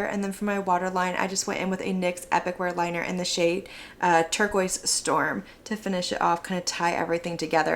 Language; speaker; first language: English; native; English